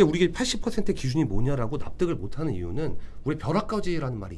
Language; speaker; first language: Korean; native; Korean